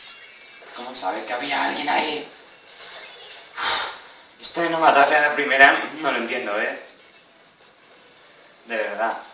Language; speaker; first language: Spanish; native; Spanish